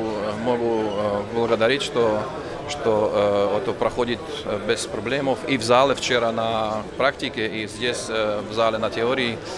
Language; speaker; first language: Russian; non-native, fluent; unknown